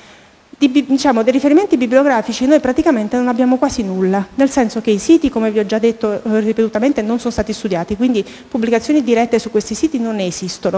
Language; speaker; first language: Italian; native; Italian